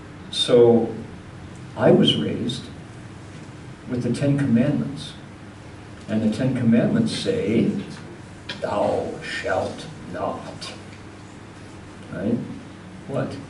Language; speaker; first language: English; native; English